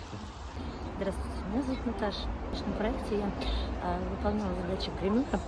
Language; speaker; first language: Russian; native; Russian